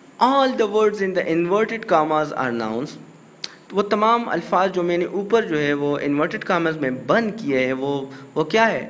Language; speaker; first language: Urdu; non-native, local second language; Pashto